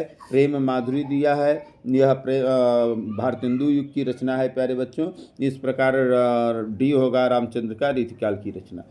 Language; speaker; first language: Hindi; native; Hindi